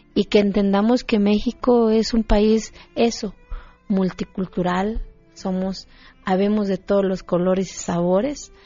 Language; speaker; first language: Spanish; non-native, local second language; Zapotec